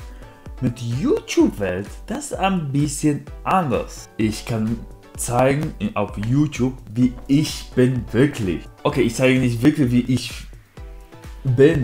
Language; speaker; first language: German; non-native, learner; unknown